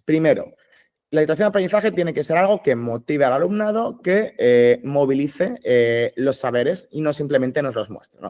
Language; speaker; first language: Spanish; native; Spanish